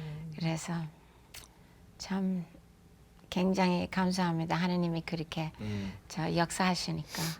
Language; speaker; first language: Korean; non-native, fluent; English